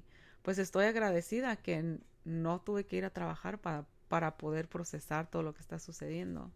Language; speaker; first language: Spanish; early bilingual, other home language; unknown